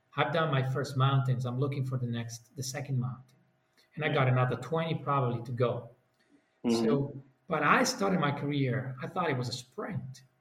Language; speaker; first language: English; non-native, fluent; Italian